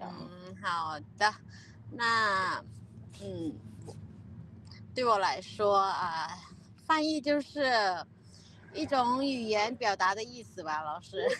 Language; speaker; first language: Chinese; non-native, learner; Lao